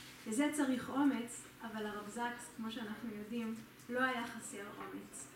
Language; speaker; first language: Hebrew; native; Hebrew